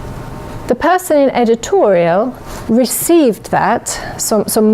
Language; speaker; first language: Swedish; non-native, fluent; English